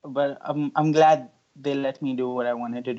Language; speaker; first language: English; non-native, local second language; Hindi